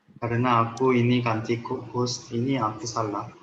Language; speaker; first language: Indonesian; non-native, learner; Korean